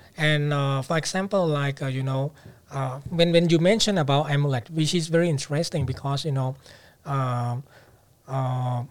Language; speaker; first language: English; non-native, fluent; Thai